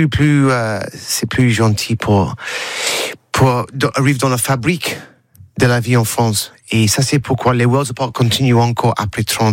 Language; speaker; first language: French; non-native, learner; English